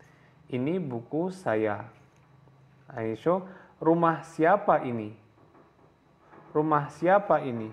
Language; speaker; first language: Indonesian; non-native, local second language; Javanese